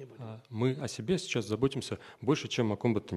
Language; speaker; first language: Russian; native; Russian